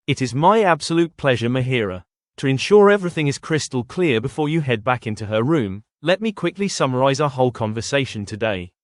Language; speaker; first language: English; non-native, fluent; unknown